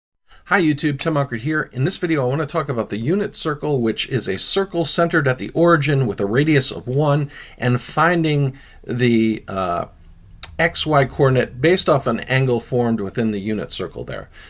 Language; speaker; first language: English; native; English